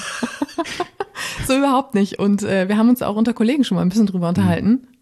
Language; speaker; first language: German; native; German